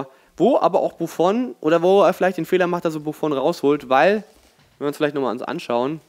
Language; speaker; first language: German; native; German